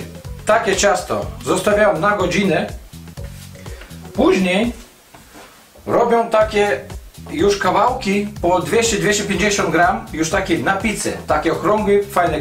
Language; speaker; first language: Polish; non-native, learner; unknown